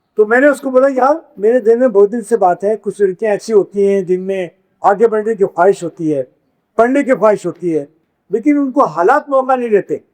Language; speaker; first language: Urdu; native; Urdu